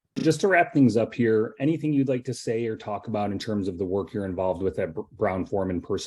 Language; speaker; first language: English; native; English